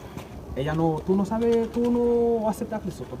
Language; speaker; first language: Spanish; non-native, learner; Haitian Creole